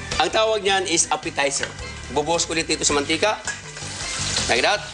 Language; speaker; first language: Filipino; non-native, local second language; Cebuano